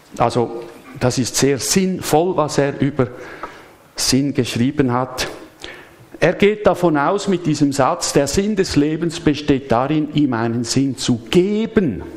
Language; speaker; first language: German; native; German